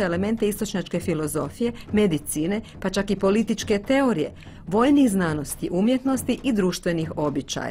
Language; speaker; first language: Bosnian; native; Bosnian